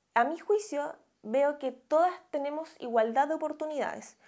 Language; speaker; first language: Spanish; native; Spanish